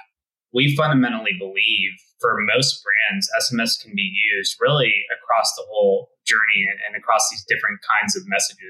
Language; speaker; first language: English; native; English